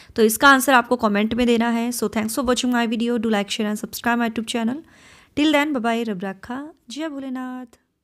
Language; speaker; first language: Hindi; native; Hindi